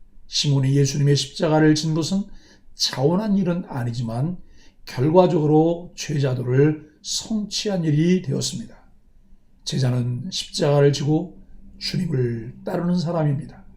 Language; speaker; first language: Korean; native; Korean